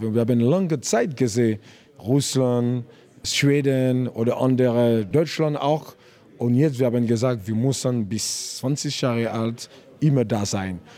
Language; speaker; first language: German; non-native, learner; French